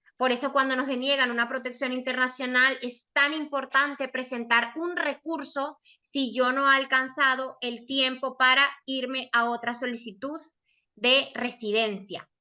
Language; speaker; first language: Spanish; native; Spanish